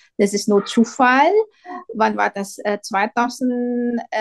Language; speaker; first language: German; non-native, learner; Indonesian